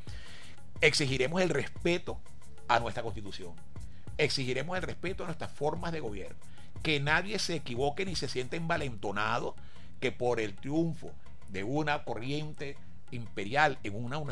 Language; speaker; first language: Spanish; native; Spanish